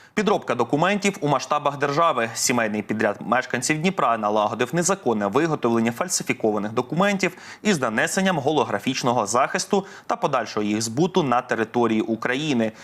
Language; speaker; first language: Ukrainian; native; Ukrainian